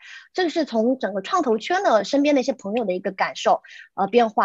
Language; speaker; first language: Chinese; native; Chinese